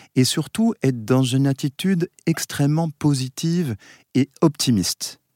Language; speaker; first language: French; native; French